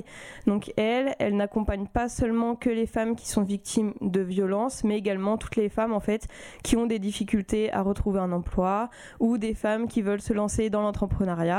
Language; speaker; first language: French; native; French